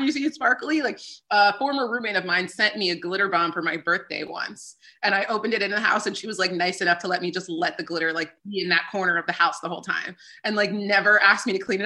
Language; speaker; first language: English; native; English